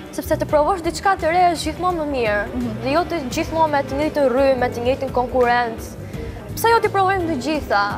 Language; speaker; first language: Albanian; native; Albanian